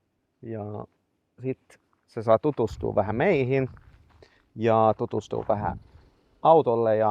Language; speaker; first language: Finnish; non-native, fluent; Swedish